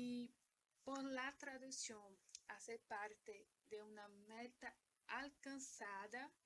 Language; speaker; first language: Spanish; non-native, learner; Portuguese